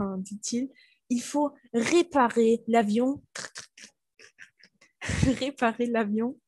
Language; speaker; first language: French; non-native, fluent; German